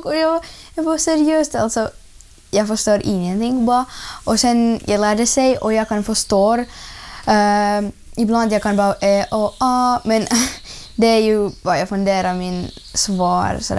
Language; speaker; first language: Swedish; non-native, learner; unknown